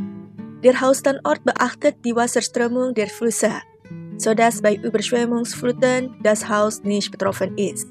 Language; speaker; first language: German; non-native, learner; Indonesian